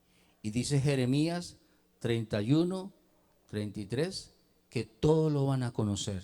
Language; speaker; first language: Spanish; native; Spanish